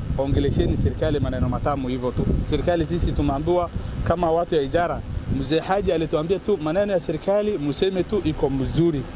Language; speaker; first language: Swahili; non-native, local second language; Somali